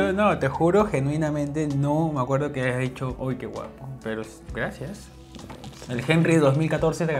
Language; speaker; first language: Spanish; native; Spanish